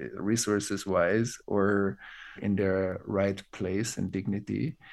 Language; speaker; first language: English; non-native, fluent; German